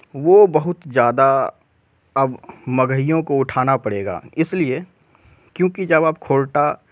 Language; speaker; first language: Hindi; non-native, local second language; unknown